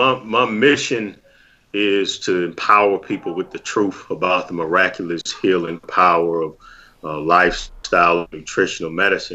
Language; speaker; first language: English; native; English